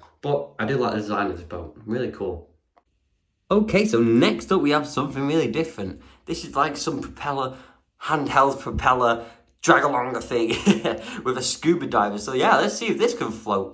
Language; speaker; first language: English; native; English